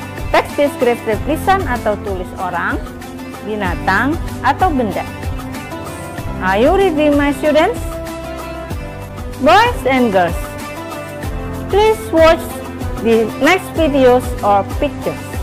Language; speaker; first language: English; non-native, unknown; Indonesian